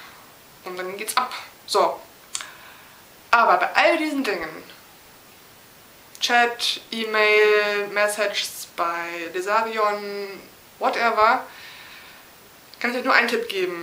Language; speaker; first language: German; native; German